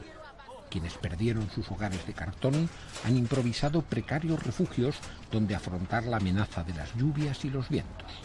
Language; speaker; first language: Spanish; native; Spanish